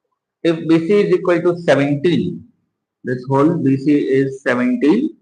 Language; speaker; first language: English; non-native, local second language; Hindi